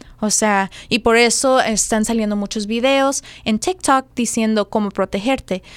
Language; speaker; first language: Spanish; early bilingual, heritage; Spanish